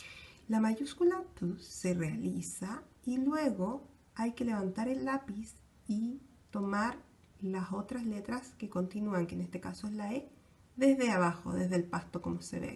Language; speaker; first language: Spanish; native; Spanish